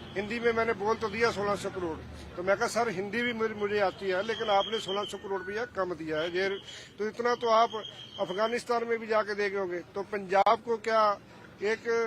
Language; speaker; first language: Urdu; non-native, local second language; Punjabi